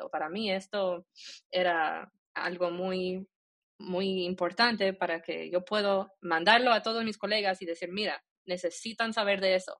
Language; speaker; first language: Spanish; early bilingual, heritage; Spanish